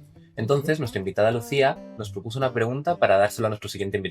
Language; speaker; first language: Spanish; native; Spanish